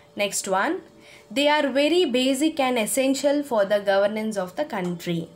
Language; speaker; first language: English; non-native, local second language; Kannada